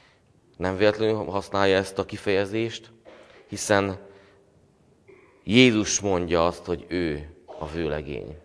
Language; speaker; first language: Hungarian; native; Hungarian